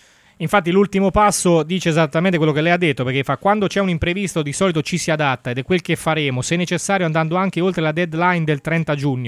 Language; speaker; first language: Italian; native; Italian